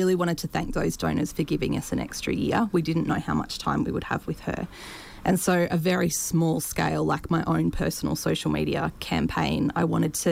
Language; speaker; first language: English; native; English